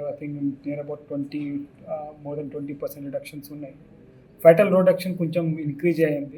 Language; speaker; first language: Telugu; non-native, fluent; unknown